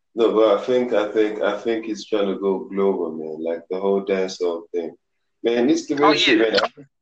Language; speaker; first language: English; non-native, local second language; Yoruba